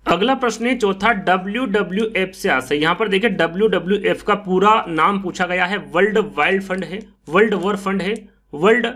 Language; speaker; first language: Hindi; native; Hindi